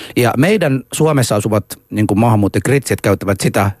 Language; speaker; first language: Finnish; early bilingual, heritage; Finnish